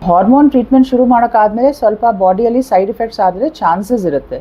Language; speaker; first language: Kannada; non-native, learner; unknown